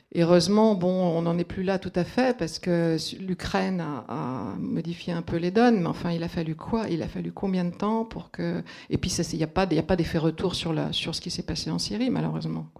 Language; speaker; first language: French; native; French